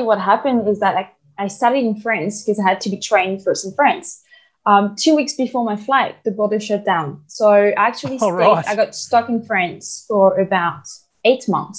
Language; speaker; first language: English; non-native, fluent; French